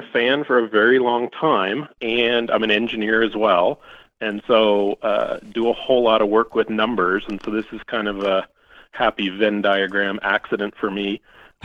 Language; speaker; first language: English; native; English